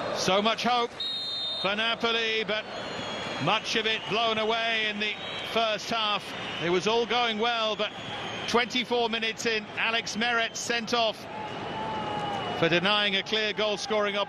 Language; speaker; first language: English; native; English